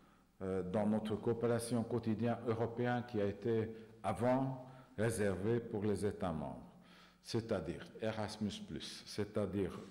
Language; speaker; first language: French; non-native, fluent; Hungarian